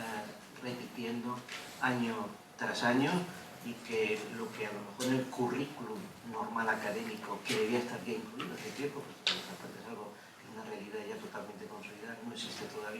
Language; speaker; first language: Spanish; native; Spanish